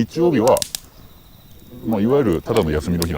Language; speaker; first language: Japanese; native; Japanese